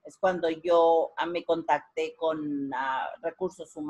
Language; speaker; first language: Spanish; native; Spanish